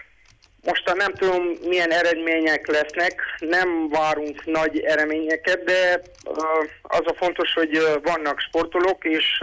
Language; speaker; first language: Hungarian; non-native, local second language; Romanian